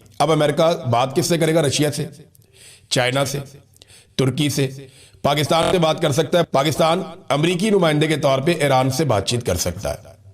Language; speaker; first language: Urdu; non-native, local second language; Punjabi